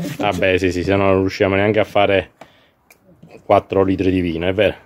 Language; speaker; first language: Italian; native; Italian